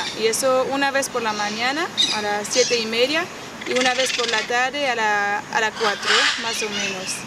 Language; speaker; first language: Spanish; non-native, learner; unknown